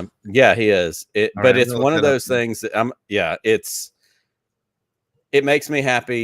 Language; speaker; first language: English; native; English